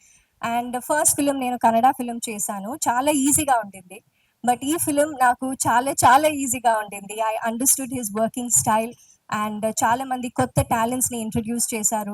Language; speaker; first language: Telugu; non-native, local second language; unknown